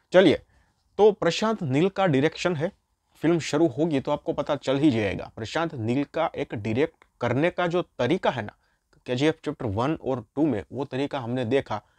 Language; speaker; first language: Hindi; non-native, local second language; Gujarati